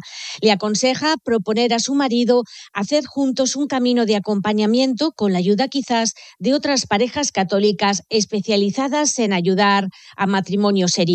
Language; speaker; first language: Spanish; native; Spanish